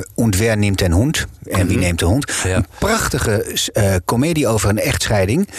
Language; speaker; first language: Dutch; non-native, local second language; Low German